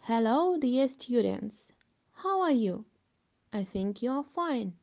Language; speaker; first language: English; non-native, fluent; Russian